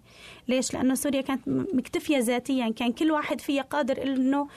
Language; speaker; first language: Arabic; native; Arabic